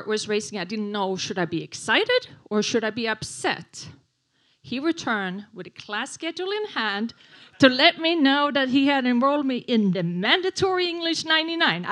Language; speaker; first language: English; non-native, fluent; Swedish